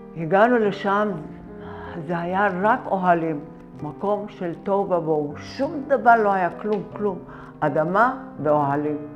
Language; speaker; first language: Hebrew; early bilingual, other home language; Arabic